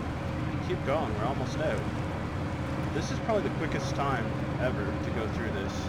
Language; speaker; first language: English; native; English